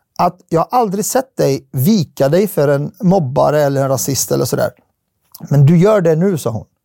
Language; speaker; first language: Swedish; early bilingual, other home language; Arabic